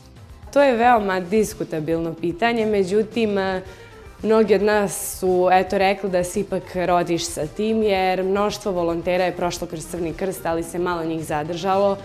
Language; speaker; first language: Croatian; native; Croatian